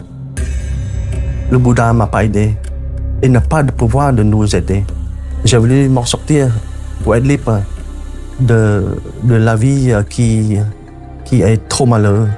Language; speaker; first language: French; non-native, fluent; Khmer